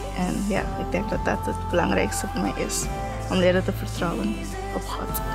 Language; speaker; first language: Dutch; non-native, local second language; Papiamento